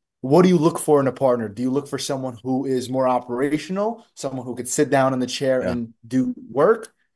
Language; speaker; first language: English; early bilingual, other home language; Russian